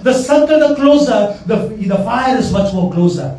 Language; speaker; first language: English; non-native, local second language; Tamil